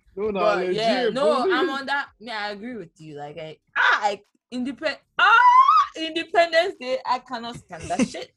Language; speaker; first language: English; non-native, local second language; Yoruba